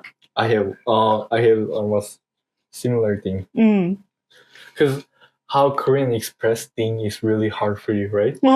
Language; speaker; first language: English; non-native, learner; Korean